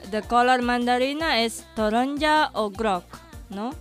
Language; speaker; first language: Catalan; non-native, learner; Indonesian